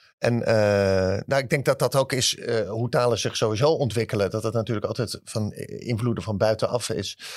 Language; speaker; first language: Dutch; native; Dutch